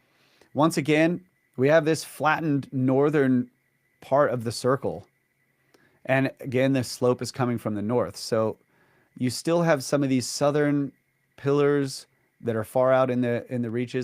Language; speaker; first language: English; native; English